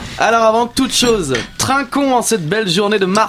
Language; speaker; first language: French; native; French